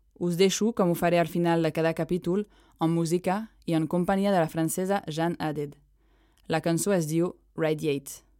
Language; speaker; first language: Catalan; non-native, fluent; French